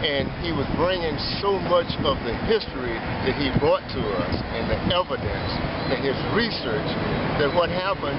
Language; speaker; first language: English; native; English